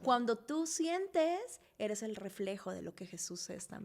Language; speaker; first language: Spanish; native; Spanish